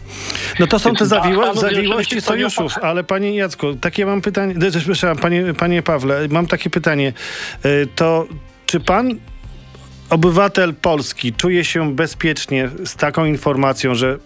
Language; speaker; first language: Polish; native; Polish